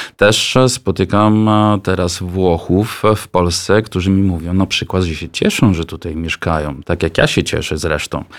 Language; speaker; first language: Polish; non-native, fluent; Italian